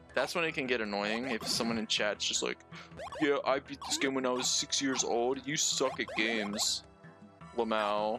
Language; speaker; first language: English; native; English